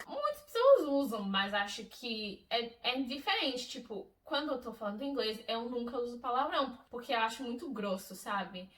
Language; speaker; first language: Portuguese; non-native, fluent; English